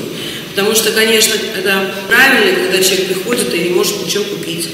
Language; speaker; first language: Russian; native; Russian